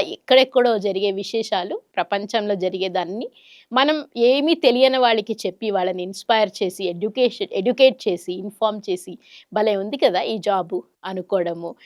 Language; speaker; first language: Telugu; non-native, local second language; Kannada